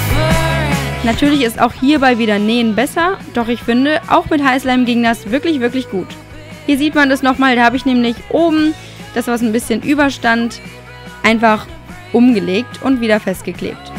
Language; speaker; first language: German; native; German